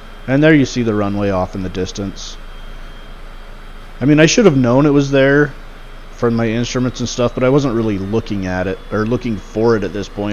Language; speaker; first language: English; native; English